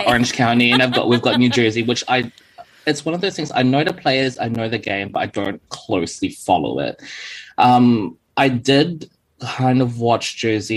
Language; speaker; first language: English; native; English